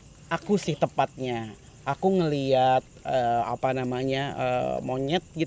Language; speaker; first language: Indonesian; native; Indonesian